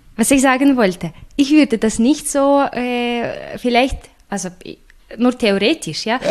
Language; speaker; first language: German; non-native, fluent; Russian